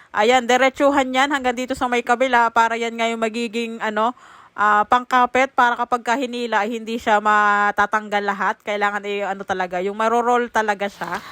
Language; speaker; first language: Filipino; native; Filipino